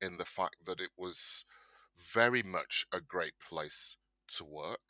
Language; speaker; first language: English; native; English